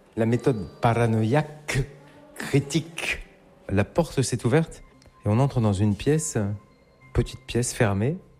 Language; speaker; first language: French; native; French